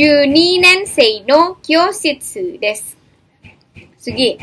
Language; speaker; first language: Japanese; non-native, fluent; Indonesian